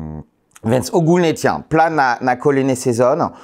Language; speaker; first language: Polish; non-native, learner; French